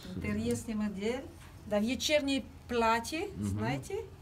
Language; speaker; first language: Russian; non-native, learner; French